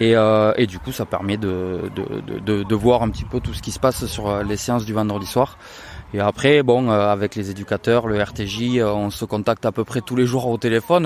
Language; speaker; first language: French; native; French